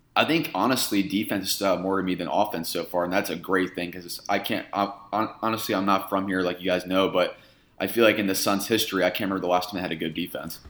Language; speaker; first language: English; native; English